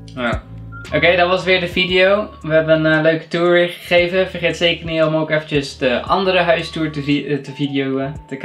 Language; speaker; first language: Dutch; native; Dutch